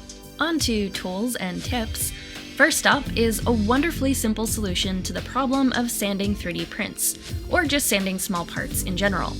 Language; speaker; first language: English; native; English